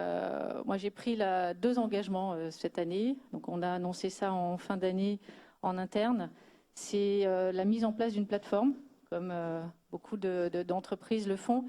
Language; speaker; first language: French; native; French